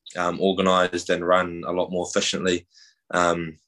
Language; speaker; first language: English; native; English